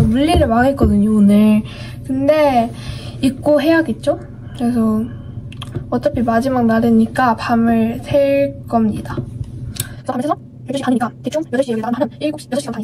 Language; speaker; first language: Korean; early bilingual, heritage; Korean